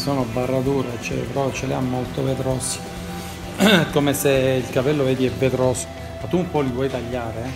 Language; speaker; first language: Italian; native; Italian